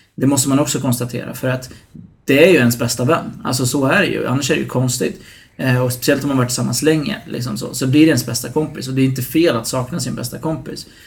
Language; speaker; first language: Swedish; early bilingual, other home language; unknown